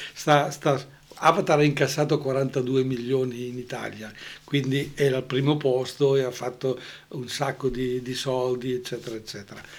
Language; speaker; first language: Italian; native; Italian